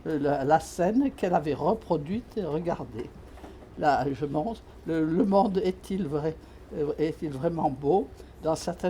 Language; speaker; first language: French; native; French